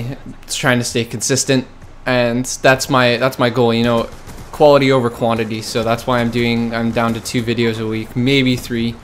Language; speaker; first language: English; native; English